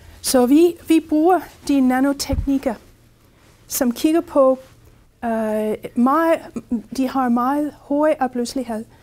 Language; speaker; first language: Danish; non-native, fluent; English